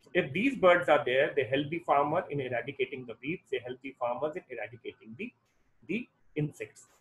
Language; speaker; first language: English; non-native, local second language; Hindi